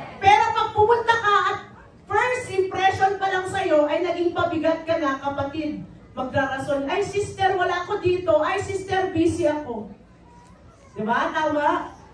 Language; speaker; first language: Filipino; native; Filipino